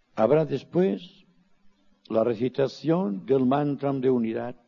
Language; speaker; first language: Spanish; non-native, local second language; Catalan